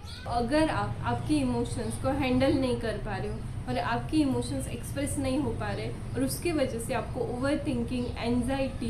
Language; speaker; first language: Hindi; non-native, local second language; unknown